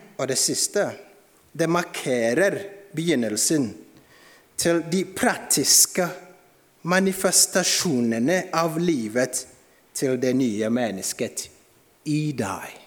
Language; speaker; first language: Norwegian; non-native, fluent; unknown